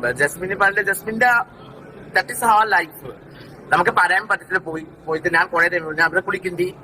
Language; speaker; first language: Malayalam; non-native, local second language; Assamese